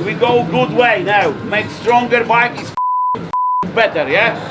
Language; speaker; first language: English; non-native, learner; Polish